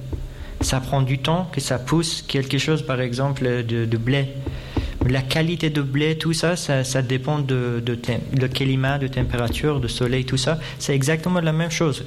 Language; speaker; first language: French; non-native, fluent; Persian